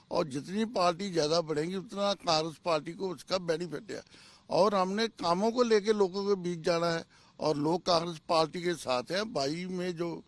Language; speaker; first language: Hindi; non-native, local second language; Punjabi